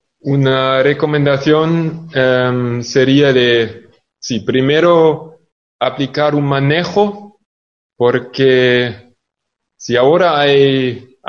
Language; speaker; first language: Spanish; non-native, fluent; German